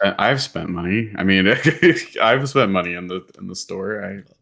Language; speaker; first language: English; native; English